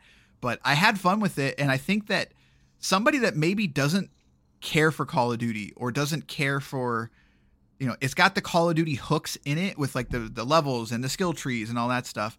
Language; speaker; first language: English; native; English